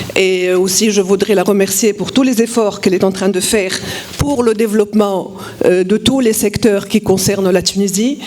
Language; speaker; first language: French; non-native, local second language; Arabic